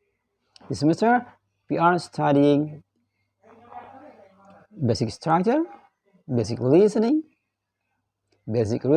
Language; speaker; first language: English; non-native, fluent; Indonesian